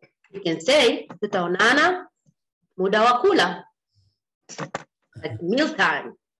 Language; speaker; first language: English; non-native, local second language; Swahili